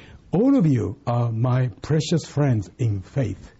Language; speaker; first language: English; non-native, fluent; Japanese